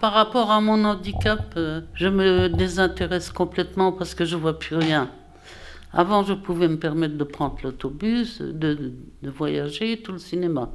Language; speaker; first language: French; native; French